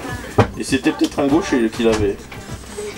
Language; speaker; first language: French; native; French